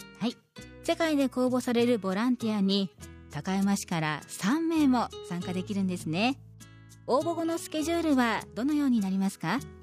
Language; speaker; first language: Japanese; native; Japanese